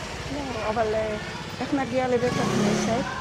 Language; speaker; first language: Hebrew; non-native, local second language; Ladino